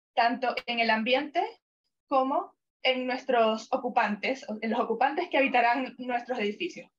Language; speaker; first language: Spanish; non-native, fluent; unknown